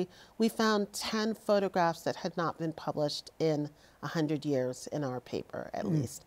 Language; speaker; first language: English; native; English